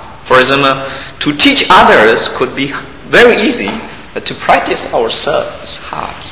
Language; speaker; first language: English; non-native, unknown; Burmese